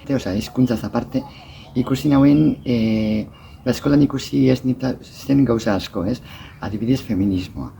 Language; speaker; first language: Basque; native; Basque